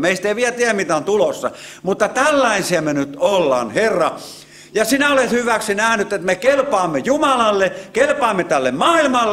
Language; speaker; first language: Finnish; native; Finnish